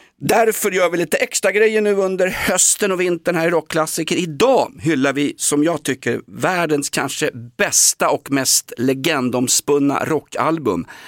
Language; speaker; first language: Swedish; native; Swedish